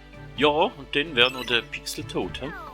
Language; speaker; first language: German; native; German